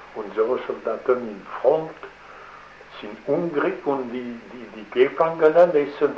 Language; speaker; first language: German; non-native, learner; French